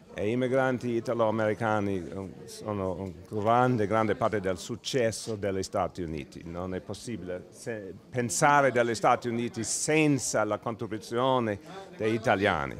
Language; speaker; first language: Italian; non-native, learner; English